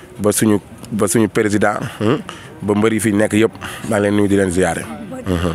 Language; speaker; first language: Wolof; non-native, local second language; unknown